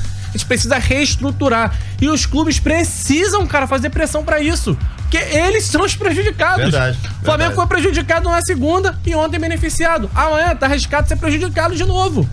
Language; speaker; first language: Portuguese; native; Portuguese